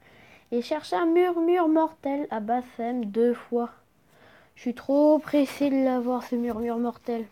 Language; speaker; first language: French; native; French